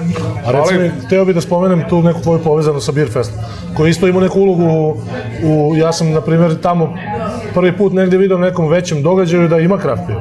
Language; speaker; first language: Serbian; native; Serbian